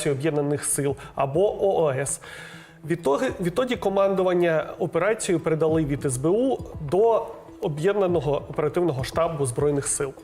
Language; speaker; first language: Ukrainian; native; Ukrainian